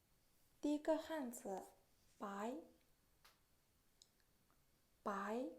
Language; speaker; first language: Chinese; non-native, fluent; Mongolian